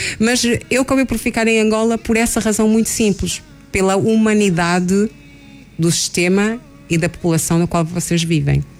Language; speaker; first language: Portuguese; non-native, local second language; Kabuverdianu